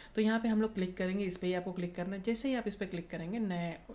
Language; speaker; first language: Hindi; non-native, local second language; Marathi